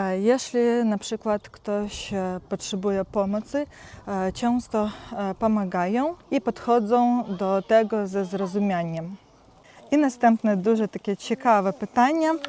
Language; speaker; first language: Polish; non-native, learner; Ukrainian